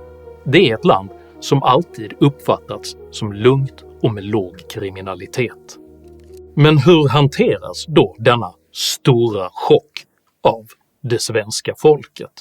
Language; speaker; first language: Swedish; native; Swedish